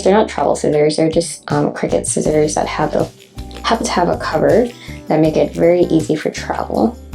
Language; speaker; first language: English; native; English